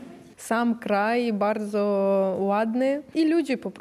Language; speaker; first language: Polish; non-native, learner; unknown